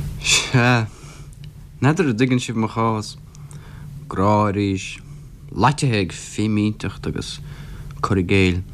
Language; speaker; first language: Irish; non-native, local second language; English